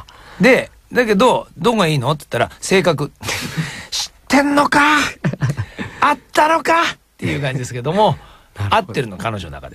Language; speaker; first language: Japanese; native; Japanese